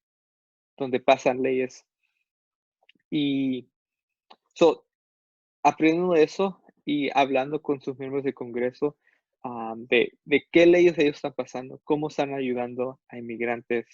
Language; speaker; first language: Spanish; non-native, fluent; English